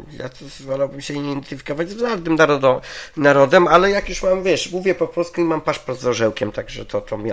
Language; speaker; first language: Polish; native; Polish